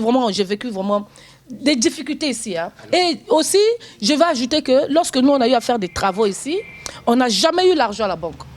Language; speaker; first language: French; non-native, local second language; Lingala